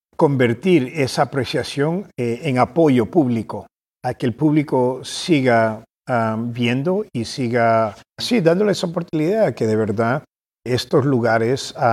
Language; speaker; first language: Spanish; early bilingual, heritage; Spanish